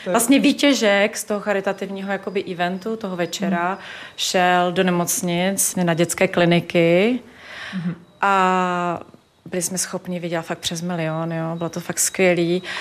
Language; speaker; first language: Czech; native; Czech